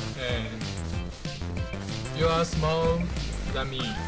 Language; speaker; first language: English; non-native, learner; Chinese